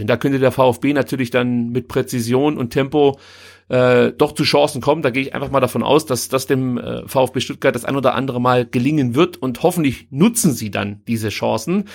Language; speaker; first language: German; native; German